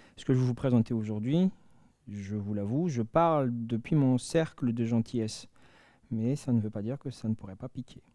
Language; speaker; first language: French; non-native, local second language; Malagasy